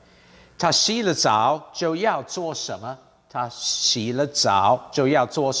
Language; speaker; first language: Chinese; non-native, fluent; English